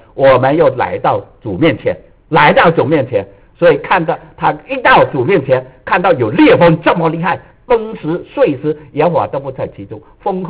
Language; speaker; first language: Chinese; native; Chinese